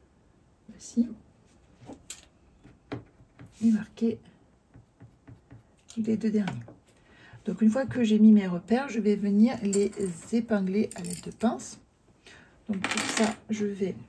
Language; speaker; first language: French; native; French